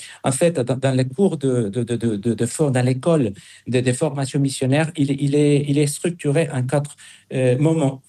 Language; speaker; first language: French; non-native, fluent; Spanish